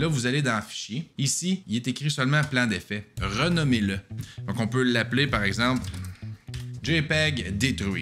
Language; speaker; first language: French; native; French